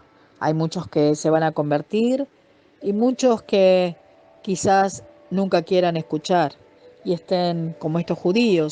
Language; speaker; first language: Spanish; native; Spanish